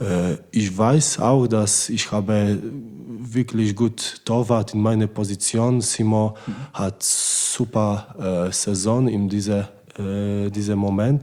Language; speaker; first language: German; non-native, learner; Polish